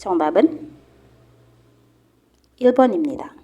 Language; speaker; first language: Korean; non-native, fluent; Indonesian